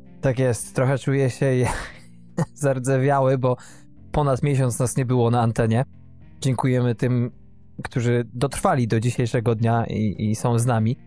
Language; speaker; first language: Polish; native; Polish